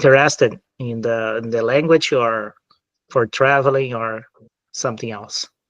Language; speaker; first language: English; non-native, fluent; Portuguese